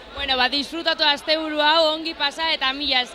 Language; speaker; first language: Basque; native; Basque